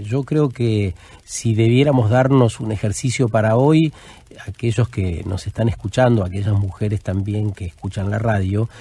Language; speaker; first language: Spanish; native; Spanish